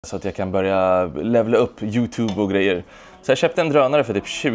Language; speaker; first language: Swedish; early bilingual, other home language; Lithuanian